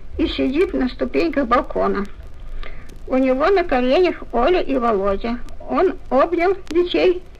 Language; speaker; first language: Russian; native; Russian